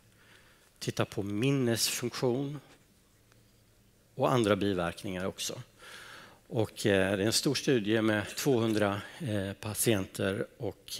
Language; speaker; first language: Swedish; native; Swedish